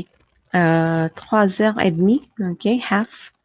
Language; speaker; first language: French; non-native, fluent; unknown